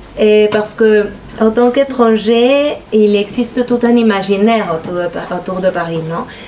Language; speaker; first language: French; non-native, fluent; Spanish